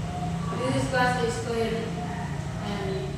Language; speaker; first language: English; non-native, learner; Indonesian